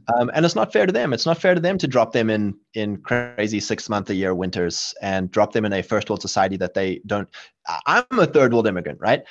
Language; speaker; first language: English; native; English